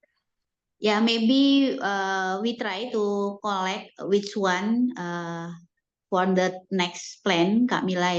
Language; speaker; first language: English; non-native, learner; Indonesian